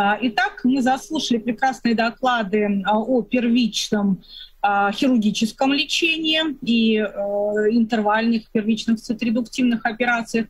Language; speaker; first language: Russian; native; Russian